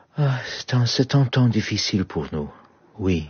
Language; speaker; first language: French; non-native, learner; Polish